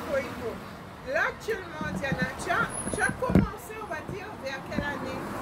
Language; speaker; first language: French; native; French